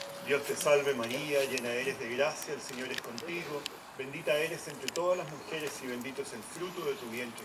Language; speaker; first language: Spanish; native; Spanish